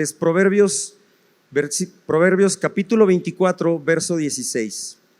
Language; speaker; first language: Spanish; native; Spanish